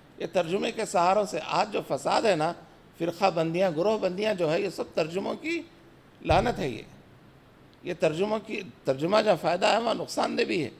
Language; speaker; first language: Urdu; native; Urdu